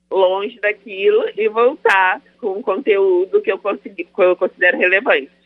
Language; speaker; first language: Portuguese; native; Portuguese